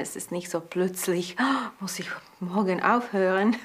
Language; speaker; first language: German; non-native, learner; Slovak